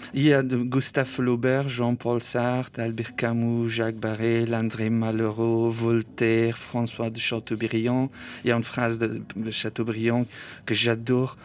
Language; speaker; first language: French; non-native, fluent; Persian